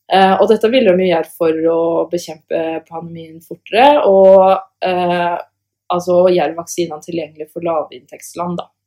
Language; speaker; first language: Norwegian; native; Norwegian